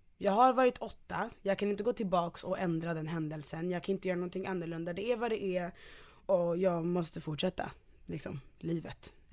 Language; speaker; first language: Swedish; early bilingual, other home language; Ganda